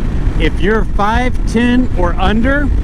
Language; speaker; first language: English; native; English